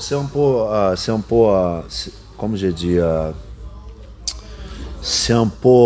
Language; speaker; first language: French; non-native, learner; Portuguese